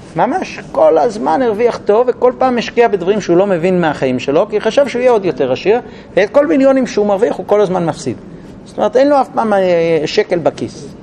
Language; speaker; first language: Hebrew; non-native, fluent; English